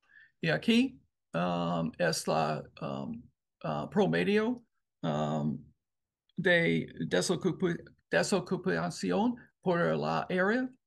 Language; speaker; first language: Spanish; non-native, learner; English